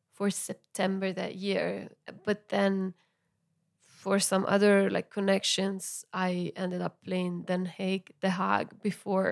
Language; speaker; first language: English; non-native, fluent; Italian